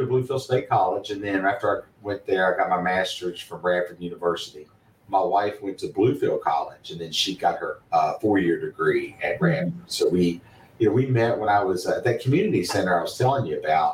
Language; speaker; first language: English; native; English